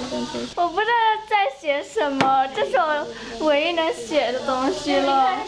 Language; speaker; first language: Chinese; early bilingual, heritage; Chinese